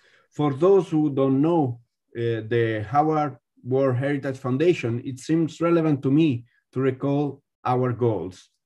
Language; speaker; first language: English; non-native, fluent; Spanish